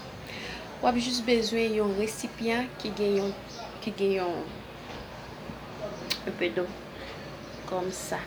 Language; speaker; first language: French; non-native, local second language; Haitian Creole